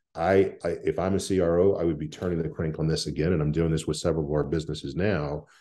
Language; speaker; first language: English; native; English